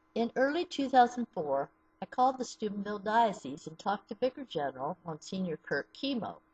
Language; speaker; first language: English; native; English